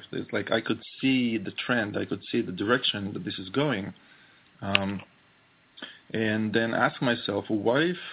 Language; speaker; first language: English; non-native, fluent; Hebrew